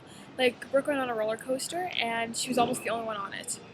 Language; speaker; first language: English; native; English